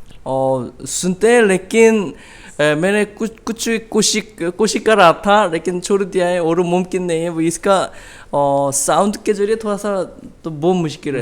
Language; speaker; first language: Urdu; non-native, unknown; Korean